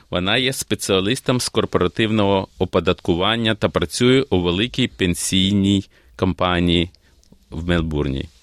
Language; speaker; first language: Ukrainian; native; Ukrainian